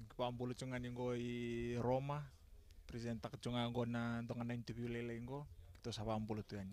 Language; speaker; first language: Italian; non-native, learner; Fijian